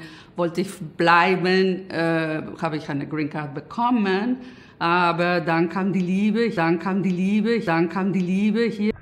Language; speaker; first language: German; non-native, fluent; Spanish